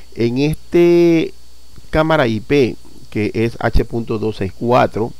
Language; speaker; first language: Spanish; native; Spanish